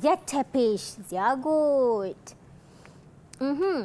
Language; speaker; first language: German; non-native, fluent; Malay